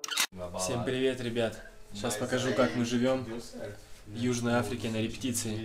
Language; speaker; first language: Russian; native; Russian